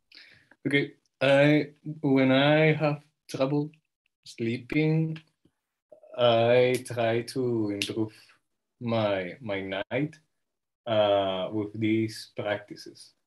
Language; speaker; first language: English; non-native, learner; Spanish